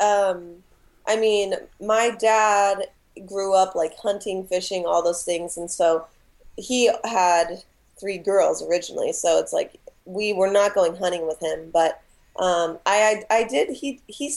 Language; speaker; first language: English; native; English